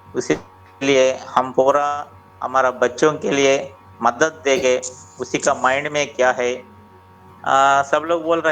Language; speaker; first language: Hindi; non-native, local second language; Telugu